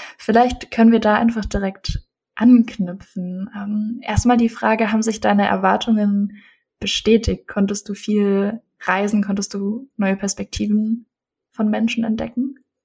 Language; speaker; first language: German; native; German